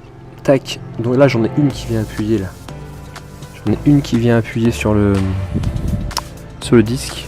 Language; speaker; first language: French; native; French